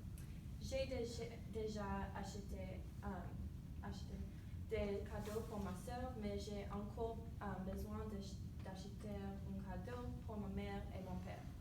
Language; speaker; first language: French; non-native, learner; English